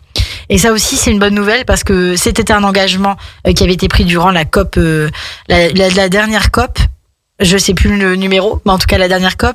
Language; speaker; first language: French; native; French